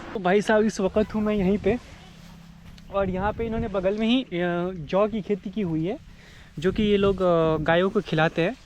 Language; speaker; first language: Hindi; native; Hindi